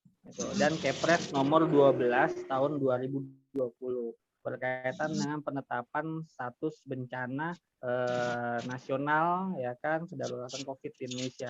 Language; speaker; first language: Indonesian; native; Indonesian